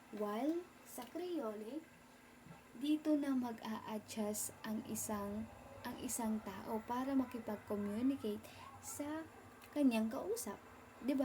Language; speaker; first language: Filipino; non-native, local second language; Cebuano